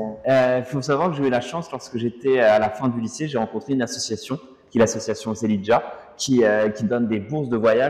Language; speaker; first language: French; native; French